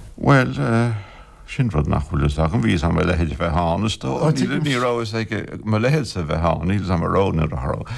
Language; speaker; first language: Irish; non-native, local second language; English